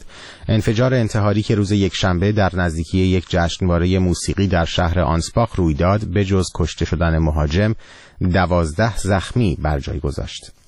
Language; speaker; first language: Persian; native; Persian